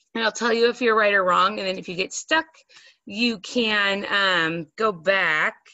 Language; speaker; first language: English; native; English